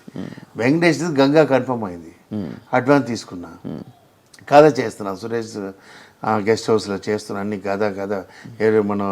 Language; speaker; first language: Telugu; non-native, local second language; Tamil